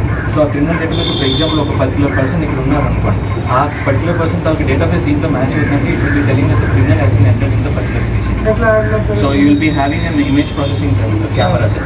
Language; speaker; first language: Telugu; native; Telugu